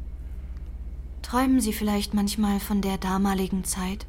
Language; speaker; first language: German; non-native, fluent; Persian